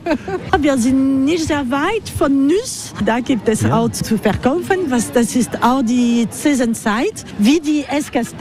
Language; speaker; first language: German; non-native, learner; French